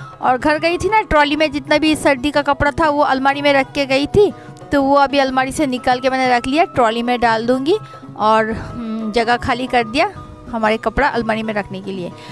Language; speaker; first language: Hindi; non-native, local second language; Bangla